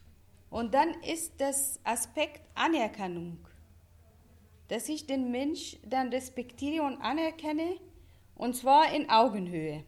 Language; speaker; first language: German; non-native, fluent; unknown